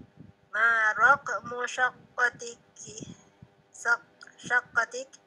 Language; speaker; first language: Arabic; non-native, learner; Indonesian